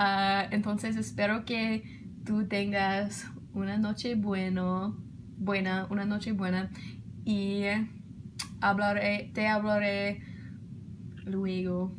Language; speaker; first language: Spanish; non-native, learner; English